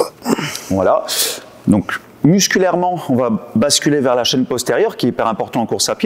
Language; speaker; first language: French; native; French